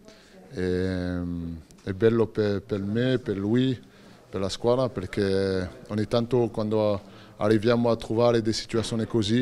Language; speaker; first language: Italian; non-native, learner; French